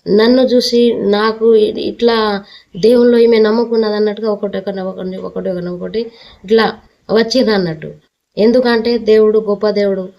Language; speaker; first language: Telugu; non-native, local second language; Lambadi